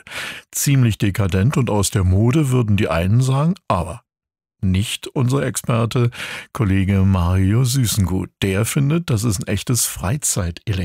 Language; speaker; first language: German; native; German